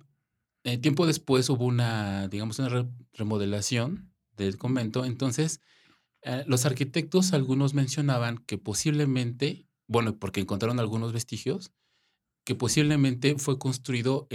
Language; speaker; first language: Spanish; native; Spanish